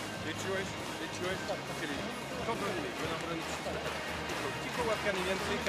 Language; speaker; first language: Polish; non-native, fluent; French